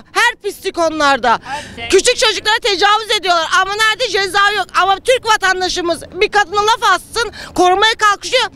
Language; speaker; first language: Turkish; non-native, local second language; Kurdish